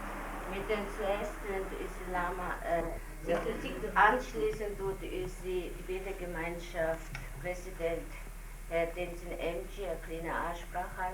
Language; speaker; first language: German; non-native, learner; Tibetan